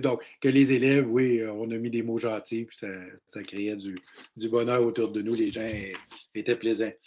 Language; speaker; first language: French; native; French